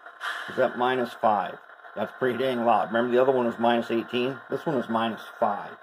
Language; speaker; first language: English; native; English